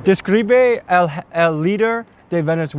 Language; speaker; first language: Spanish; non-native, learner; English